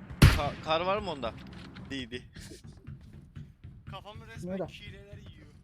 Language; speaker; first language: Turkish; native; Turkish